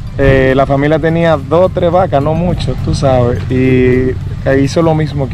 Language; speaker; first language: Spanish; native; Spanish